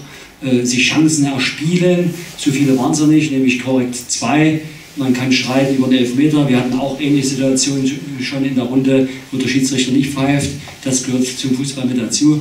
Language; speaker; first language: German; native; German